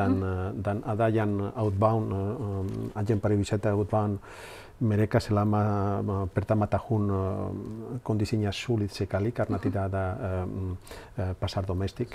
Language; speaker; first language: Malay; non-native, learner; Spanish